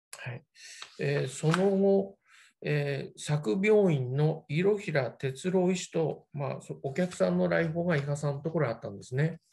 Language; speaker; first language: Japanese; native; Japanese